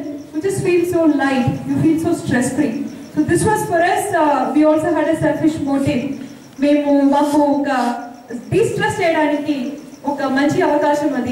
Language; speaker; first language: Telugu; native; Telugu